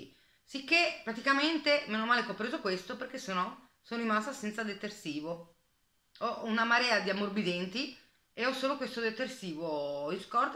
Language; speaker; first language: Italian; native; Italian